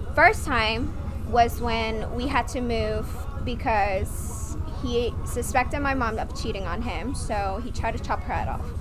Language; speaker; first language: English; non-native, fluent; Vietnamese